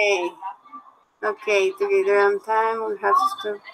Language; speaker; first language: English; non-native, learner; Spanish